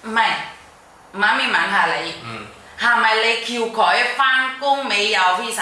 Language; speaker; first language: Cantonese; non-native, fluent; Indonesian